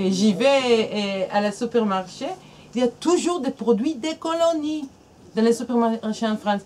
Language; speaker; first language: French; non-native, fluent; Hebrew